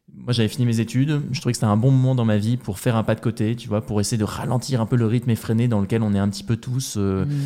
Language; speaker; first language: French; native; French